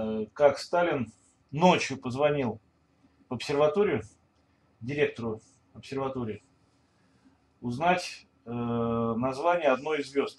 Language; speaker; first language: Russian; native; Russian